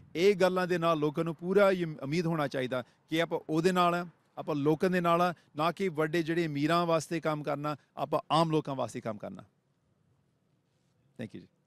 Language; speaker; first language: Punjabi; early bilingual, heritage; Punjabi